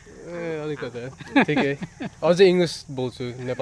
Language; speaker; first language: Nepali; early bilingual, heritage; English